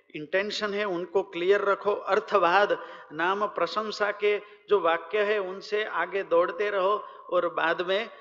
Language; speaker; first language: Hindi; non-native, local second language; Gujarati